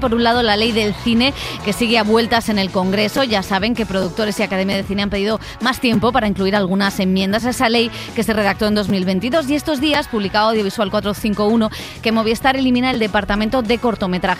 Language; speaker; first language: Spanish; native; Spanish